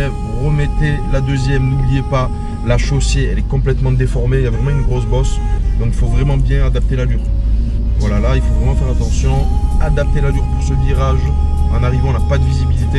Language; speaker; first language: French; native; French